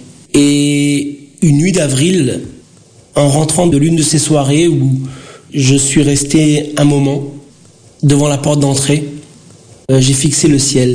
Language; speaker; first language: French; early bilingual, other home language; Portuguese